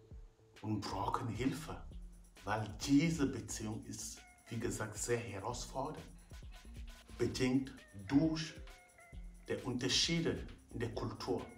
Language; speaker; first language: German; non-native, fluent; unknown